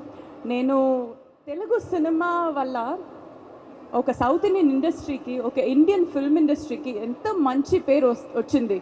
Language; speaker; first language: Telugu; non-native, local second language; Tamil